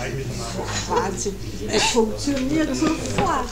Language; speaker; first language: German; native; German